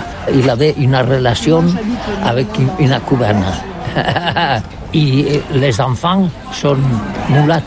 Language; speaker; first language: French; non-native, learner; Catalan